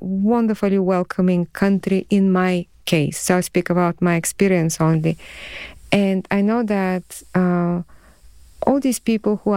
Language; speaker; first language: English; non-native, fluent; Bulgarian